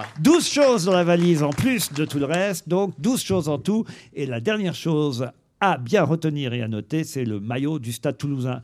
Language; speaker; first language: French; native; French